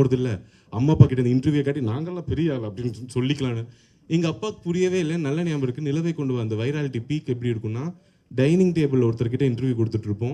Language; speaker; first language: Tamil; native; Tamil